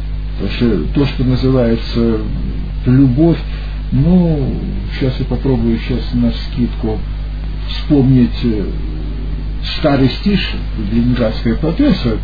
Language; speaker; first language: Russian; native; Russian